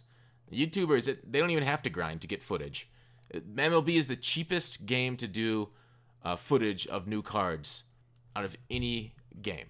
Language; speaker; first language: English; native; English